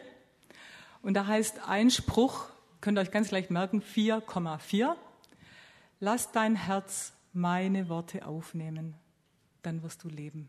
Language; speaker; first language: German; native; German